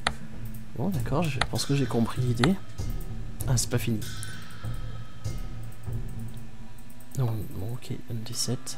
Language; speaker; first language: French; native; French